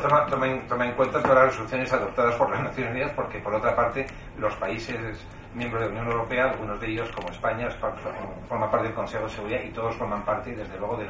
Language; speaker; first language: Spanish; native; Spanish